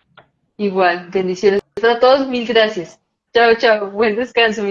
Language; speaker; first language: Spanish; native; Spanish